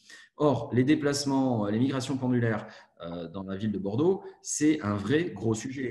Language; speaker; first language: French; native; French